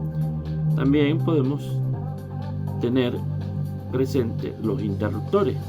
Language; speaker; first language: Spanish; native; Spanish